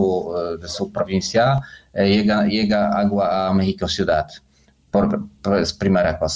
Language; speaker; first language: Spanish; non-native, learner; Polish